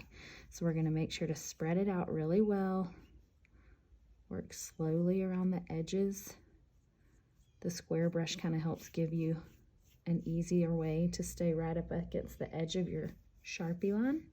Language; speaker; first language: English; native; English